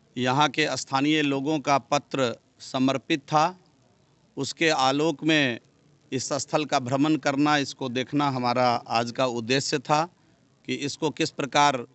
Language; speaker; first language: Hindi; native; Hindi